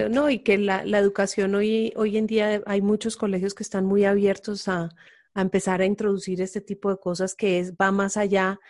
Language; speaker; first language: Spanish; native; Spanish